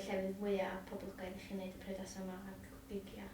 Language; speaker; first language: Welsh; native; Welsh